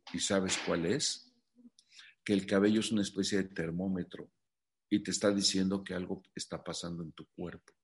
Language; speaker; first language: Spanish; native; Spanish